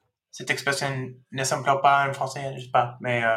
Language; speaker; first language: French; non-native, fluent; English